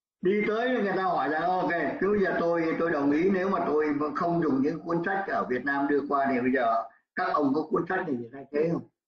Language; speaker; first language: Vietnamese; native; Vietnamese